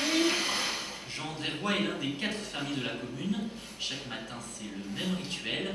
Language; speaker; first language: French; native; French